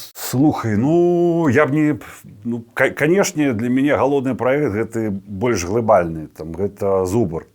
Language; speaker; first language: Belarusian; non-native, local second language; Russian